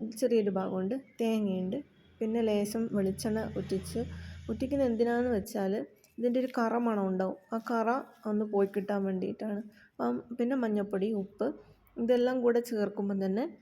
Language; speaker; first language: Malayalam; native; Malayalam